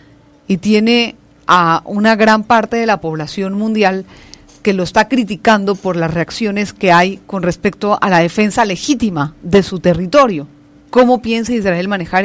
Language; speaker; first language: Spanish; native; Spanish